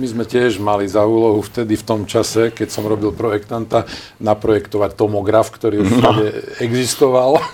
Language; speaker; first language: Slovak; native; Slovak